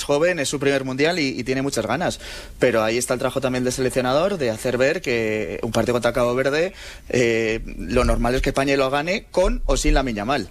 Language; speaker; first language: Spanish; native; Spanish